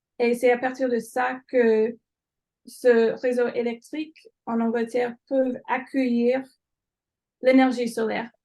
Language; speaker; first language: French; non-native, fluent; English